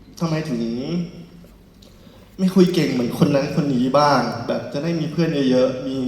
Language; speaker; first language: Thai; native; Thai